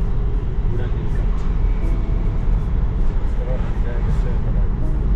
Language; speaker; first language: Hindi; non-native, learner; Nepali